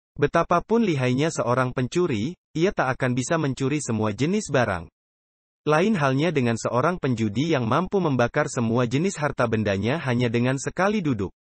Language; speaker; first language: Indonesian; non-native, local second language; Buginese